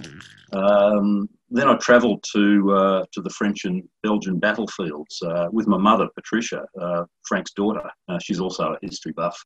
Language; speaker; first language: English; native; English